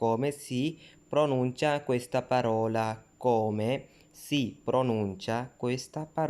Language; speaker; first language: Italian; non-native, fluent; Hindi